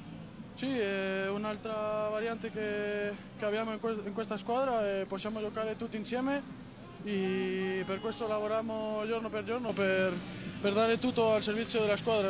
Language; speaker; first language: Italian; non-native, learner; Spanish